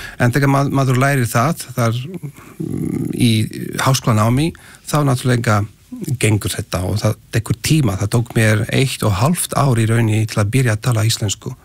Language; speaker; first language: Icelandic; non-native, fluent; Slovak